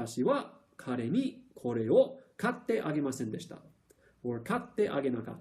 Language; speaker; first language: Japanese; non-native, fluent; English